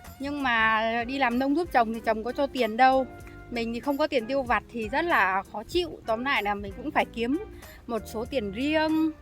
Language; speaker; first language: Vietnamese; native; Vietnamese